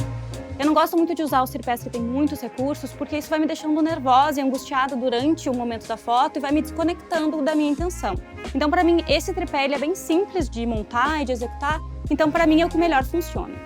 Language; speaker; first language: Portuguese; native; Portuguese